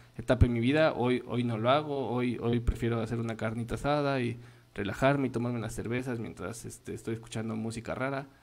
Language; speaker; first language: Spanish; native; Spanish